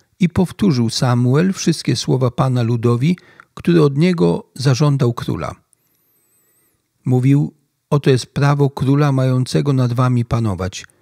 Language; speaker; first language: Polish; native; Polish